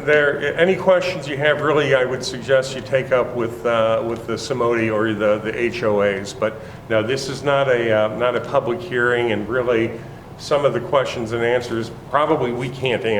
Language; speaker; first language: English; native; English